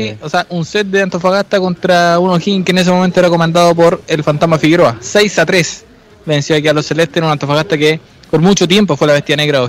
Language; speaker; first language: Spanish; native; Spanish